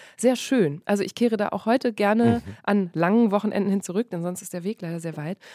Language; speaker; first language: German; native; German